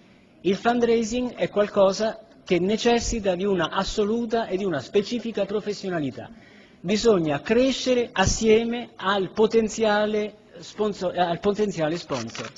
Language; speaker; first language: Italian; native; Italian